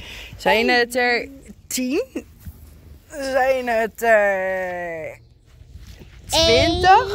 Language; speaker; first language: Dutch; native; Dutch